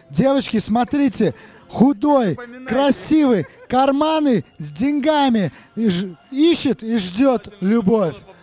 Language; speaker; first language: Russian; early bilingual, other home language; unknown